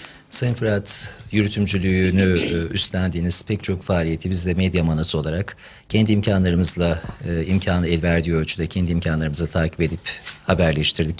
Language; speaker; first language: Turkish; native; Turkish